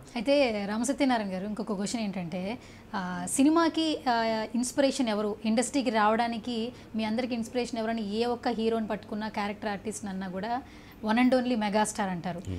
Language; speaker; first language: Telugu; native; Telugu